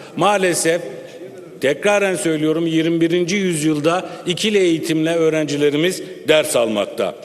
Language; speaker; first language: Turkish; native; Turkish